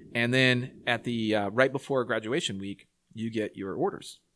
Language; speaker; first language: English; native; English